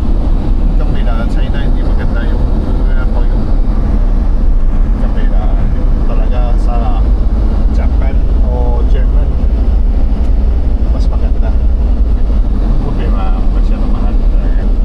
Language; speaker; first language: Filipino; non-native, learner; Chinese